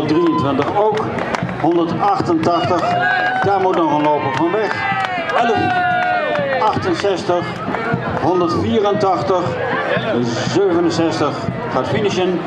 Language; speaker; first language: Dutch; native; Dutch